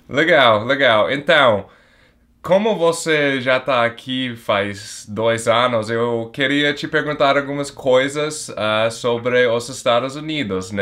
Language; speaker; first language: Portuguese; non-native, fluent; English